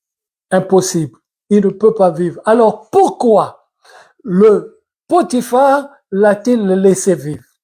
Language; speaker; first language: French; non-native, local second language; Lingala